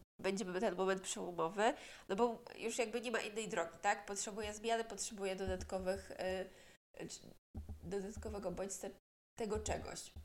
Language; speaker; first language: Polish; native; Polish